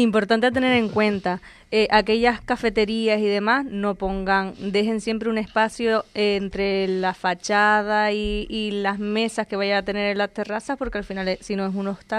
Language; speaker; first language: Spanish; native; Spanish